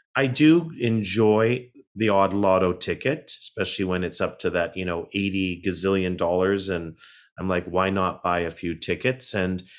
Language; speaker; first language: English; native; English